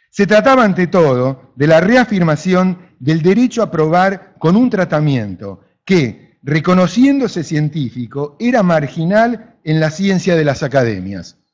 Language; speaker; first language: Spanish; native; Spanish